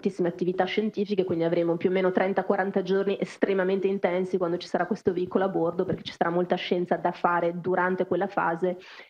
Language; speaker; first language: Italian; native; Italian